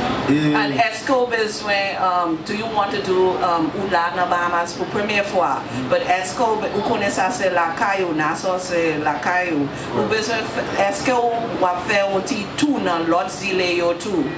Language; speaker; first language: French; non-native, local second language; Haitian Creole